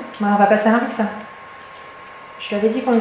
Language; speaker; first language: French; native; French